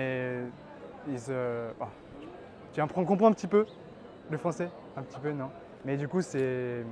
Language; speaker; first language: French; native; French